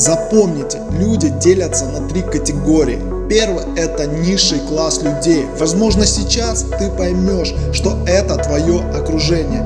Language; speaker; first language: Russian; native; Russian